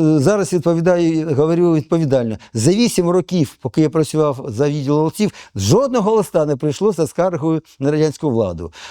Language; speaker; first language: Ukrainian; non-native, local second language; Russian